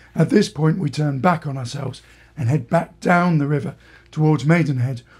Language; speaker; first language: English; native; English